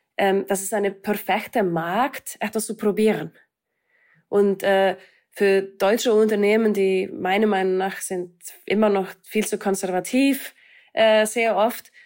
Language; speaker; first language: German; non-native, fluent; Icelandic